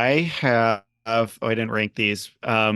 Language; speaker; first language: English; native; English